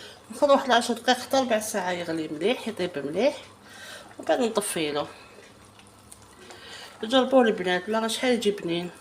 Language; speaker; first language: Arabic; native; Arabic